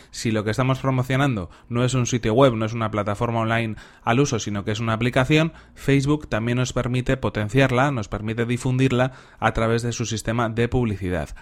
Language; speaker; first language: Spanish; native; Spanish